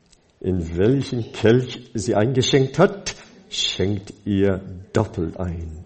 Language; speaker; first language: German; non-native, fluent; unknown